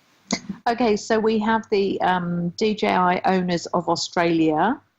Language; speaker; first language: English; native; English